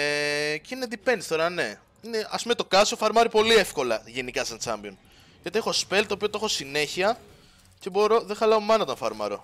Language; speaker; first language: Greek; native; Greek